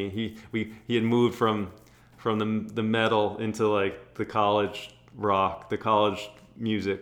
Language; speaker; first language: English; native; English